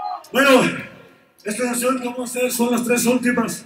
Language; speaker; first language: Spanish; non-native, local second language; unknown